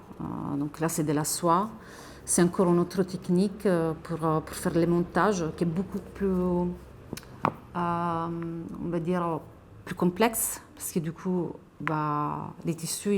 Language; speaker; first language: French; non-native, fluent; Italian